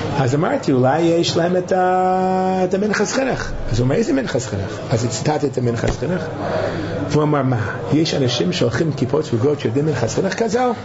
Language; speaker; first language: Hebrew; non-native, fluent; English